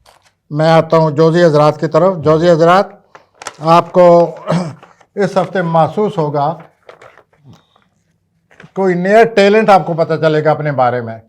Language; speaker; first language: Urdu; native; Urdu